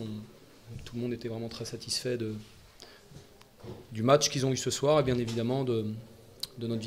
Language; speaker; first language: French; native; French